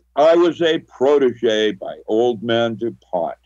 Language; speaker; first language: English; early bilingual, other home language; Filipino